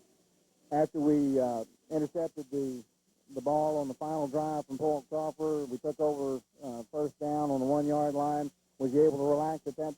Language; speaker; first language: English; native; English